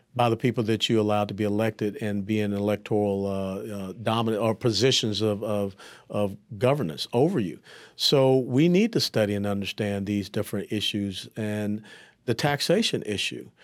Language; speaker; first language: English; native; English